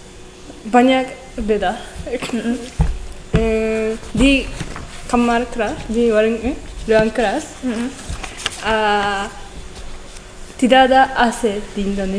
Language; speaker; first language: Indonesian; non-native, learner; Japanese